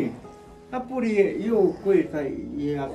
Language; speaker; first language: Italian; non-native, learner; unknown